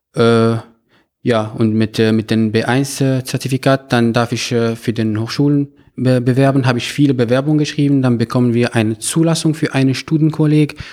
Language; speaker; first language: German; non-native, fluent; Arabic